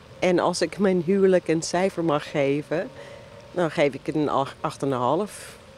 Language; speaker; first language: Dutch; non-native, fluent; English